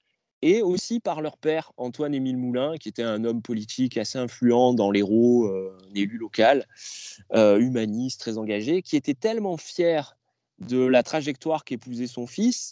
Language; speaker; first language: French; native; French